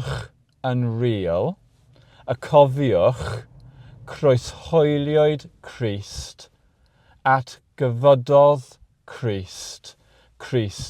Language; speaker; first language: Welsh; non-native, learner; English